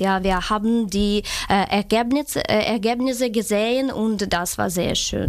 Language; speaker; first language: German; non-native, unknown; Ukrainian